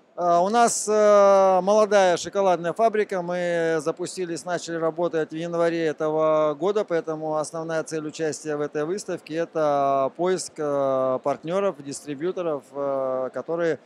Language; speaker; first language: Russian; native; Russian